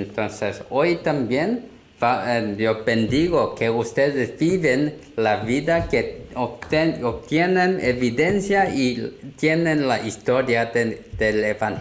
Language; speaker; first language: Spanish; non-native, learner; Korean